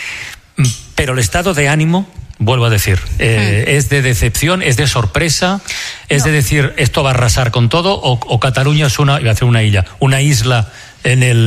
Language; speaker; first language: Spanish; native; Spanish